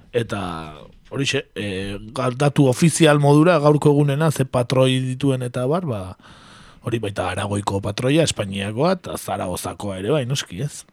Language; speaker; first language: Basque; native; Basque